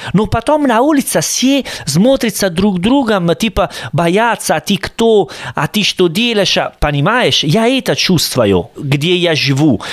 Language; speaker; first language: Russian; non-native, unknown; Italian